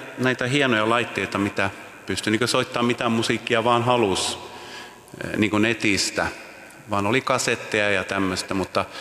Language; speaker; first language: Finnish; non-native, local second language; Swedish